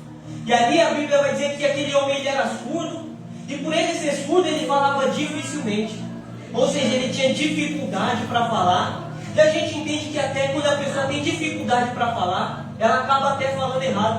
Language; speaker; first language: Portuguese; native; Portuguese